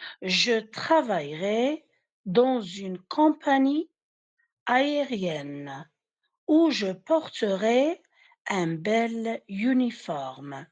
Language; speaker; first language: French; non-native, fluent; Arabic